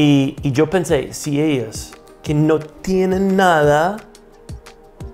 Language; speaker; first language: Spanish; non-native, fluent; English